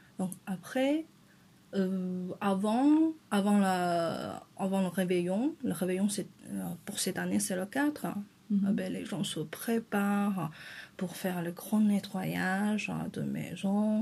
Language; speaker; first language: French; non-native, fluent; Chinese